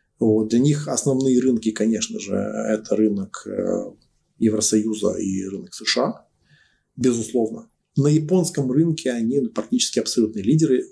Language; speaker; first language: Russian; native; Russian